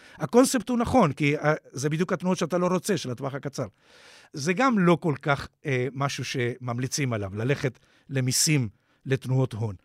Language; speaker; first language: Hebrew; non-native, fluent; Spanish